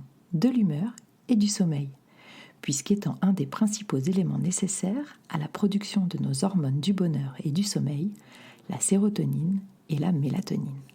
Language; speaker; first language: French; native; French